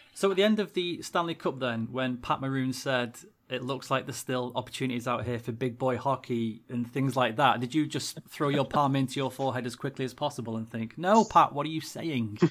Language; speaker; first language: English; native; English